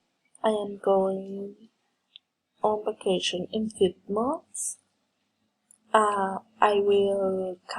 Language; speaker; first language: English; non-native, learner; Spanish